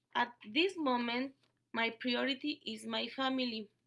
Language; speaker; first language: English; non-native, learner; Spanish